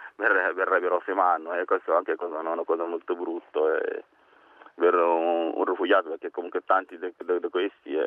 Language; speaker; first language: Italian; non-native, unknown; Arabic